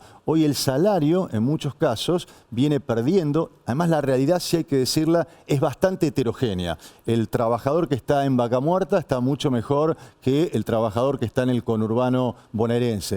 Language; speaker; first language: Spanish; native; Spanish